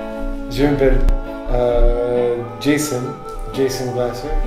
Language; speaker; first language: French; non-native, fluent; English